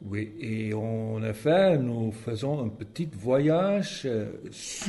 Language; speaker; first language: French; non-native, learner; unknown